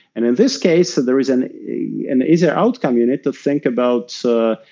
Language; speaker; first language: English; non-native, fluent; Russian